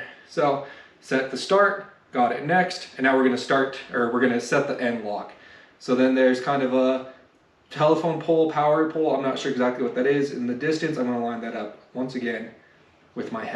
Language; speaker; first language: English; native; English